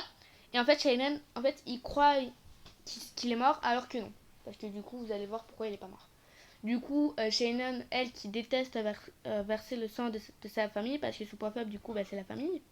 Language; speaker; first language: French; native; French